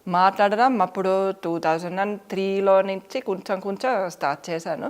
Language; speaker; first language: Telugu; non-native, fluent; Finnish